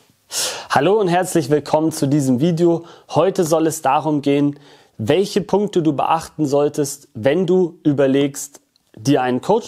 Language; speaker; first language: German; native; German